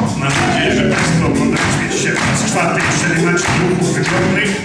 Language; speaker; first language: Polish; native; Polish